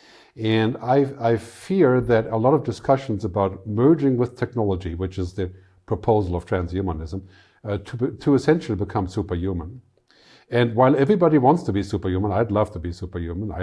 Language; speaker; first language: English; non-native, fluent; German